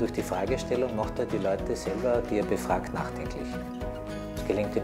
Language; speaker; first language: German; native; German